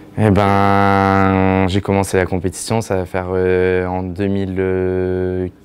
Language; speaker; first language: French; native; French